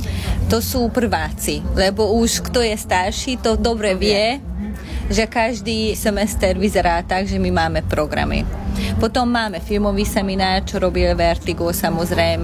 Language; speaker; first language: Slovak; non-native, local second language; Hungarian